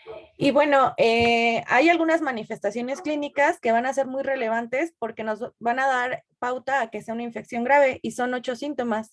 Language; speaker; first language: Spanish; native; Spanish